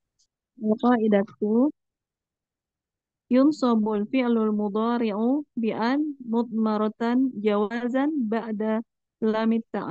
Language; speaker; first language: Arabic; non-native, learner; Indonesian